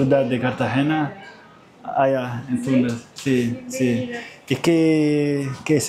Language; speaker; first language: Spanish; non-native, learner; Arabic